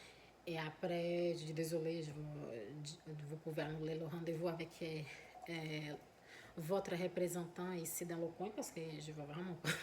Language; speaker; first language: French; non-native, fluent; Portuguese